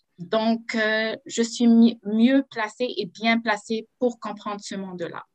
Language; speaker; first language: French; non-native, local second language; Arabic